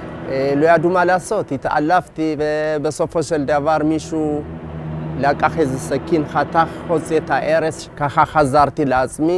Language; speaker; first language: Hebrew; non-native, fluent; Amharic